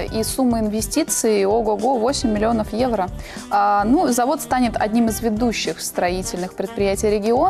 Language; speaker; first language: Russian; native; Russian